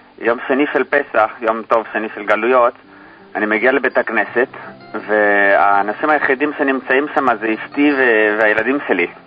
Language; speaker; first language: Hebrew; early bilingual, heritage; Hebrew